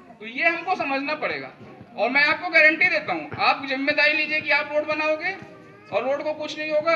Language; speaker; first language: Hindi; native; Hindi